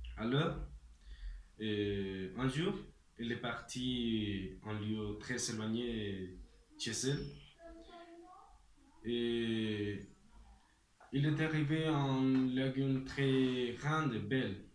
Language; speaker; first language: French; non-native, learner; Spanish